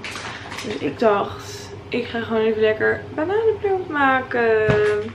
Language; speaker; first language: Dutch; native; Dutch